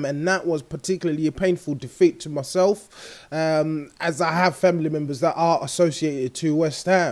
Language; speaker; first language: English; native; English